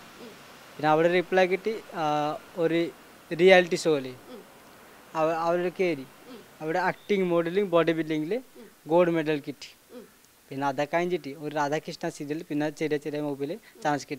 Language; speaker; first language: Malayalam; non-native, local second language; Odia